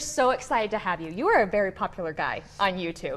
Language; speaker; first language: English; native; English